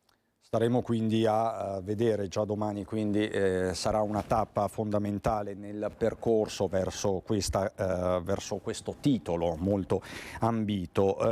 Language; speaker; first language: Italian; native; Italian